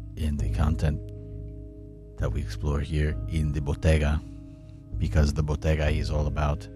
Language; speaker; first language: English; native; English